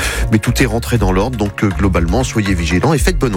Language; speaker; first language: French; native; French